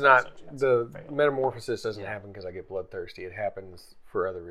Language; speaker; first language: English; native; English